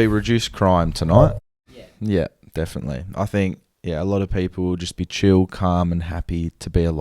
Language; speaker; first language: English; native; English